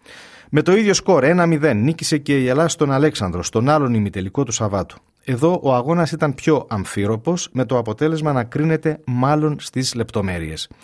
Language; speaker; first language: Greek; native; Greek